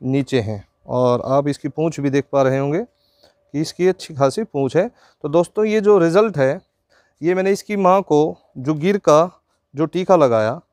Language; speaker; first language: Hindi; native; Hindi